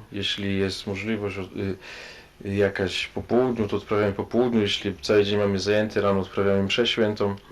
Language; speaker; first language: Polish; native; Polish